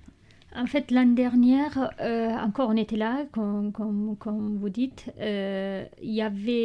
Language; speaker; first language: French; non-native, learner; Kurdish